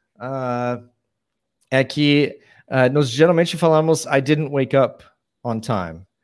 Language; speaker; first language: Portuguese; non-native, fluent; English